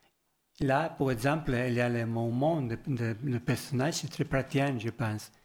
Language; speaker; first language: French; non-native, learner; Spanish